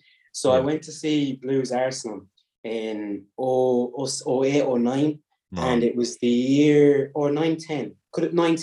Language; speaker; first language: English; native; English